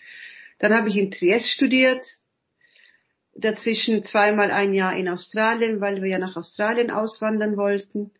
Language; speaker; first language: German; early bilingual, other home language; Italian